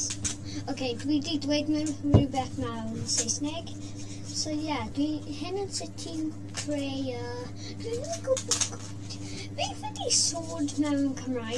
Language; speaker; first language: Welsh; non-native, local second language; English